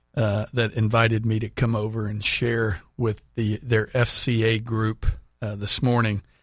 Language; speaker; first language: English; native; English